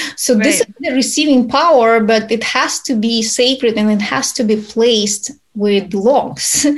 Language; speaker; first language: English; non-native, fluent; Ukrainian